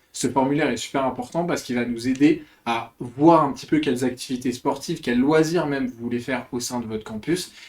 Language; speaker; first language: French; native; French